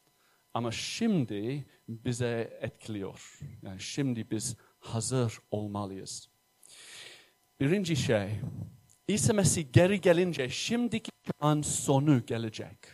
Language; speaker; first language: Turkish; non-native, fluent; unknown